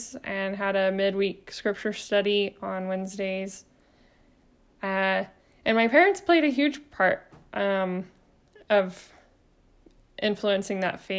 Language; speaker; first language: English; native; English